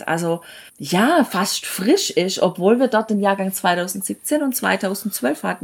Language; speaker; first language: German; native; German